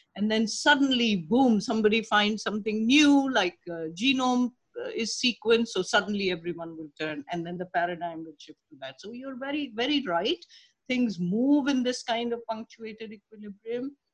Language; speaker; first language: English; non-native, local second language; Urdu